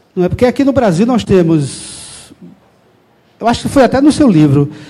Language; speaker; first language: Portuguese; native; Portuguese